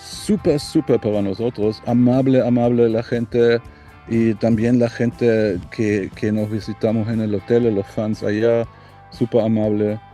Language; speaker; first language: Spanish; non-native, learner; German